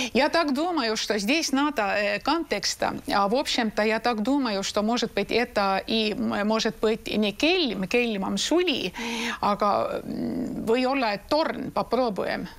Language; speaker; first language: Russian; non-native, learner; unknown